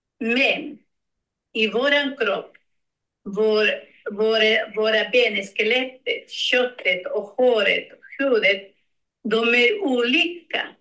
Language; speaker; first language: Swedish; non-native, learner; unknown